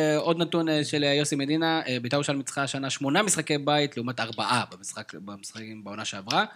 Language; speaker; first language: Hebrew; native; Hebrew